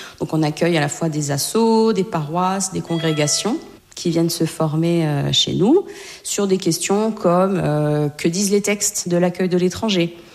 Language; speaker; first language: French; native; French